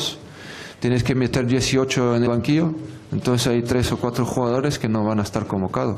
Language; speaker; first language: Spanish; non-native, fluent; French